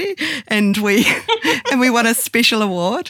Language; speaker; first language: English; native; English